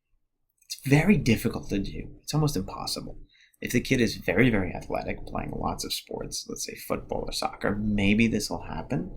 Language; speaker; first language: English; native; English